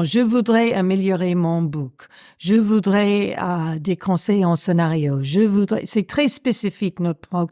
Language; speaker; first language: French; non-native, fluent; English